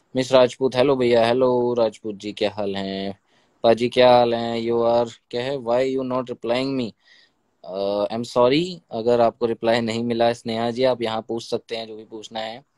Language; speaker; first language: Hindi; native; Hindi